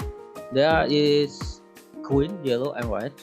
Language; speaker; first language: English; non-native, learner; Indonesian